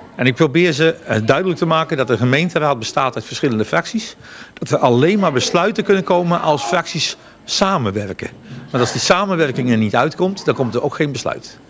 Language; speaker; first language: Dutch; native; Dutch